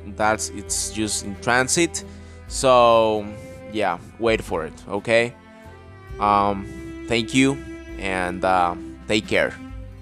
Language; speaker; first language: English; non-native, fluent; Spanish